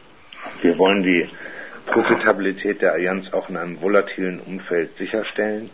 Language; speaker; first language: German; native; German